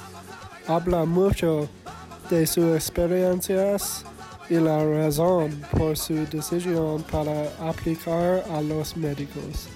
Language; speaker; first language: Spanish; non-native, learner; English